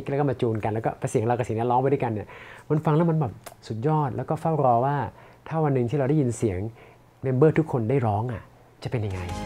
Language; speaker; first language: Thai; native; Thai